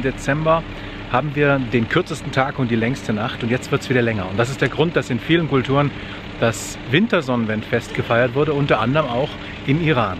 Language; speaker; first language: German; native; German